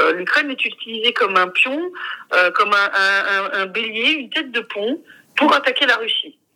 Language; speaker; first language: French; native; French